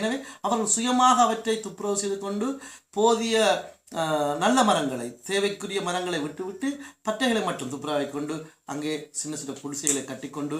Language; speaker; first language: Tamil; native; Tamil